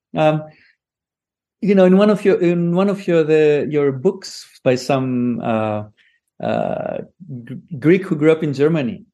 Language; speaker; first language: English; non-native, fluent; Greek